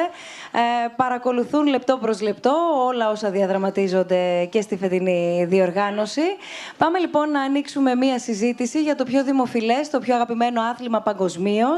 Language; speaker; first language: Greek; native; Greek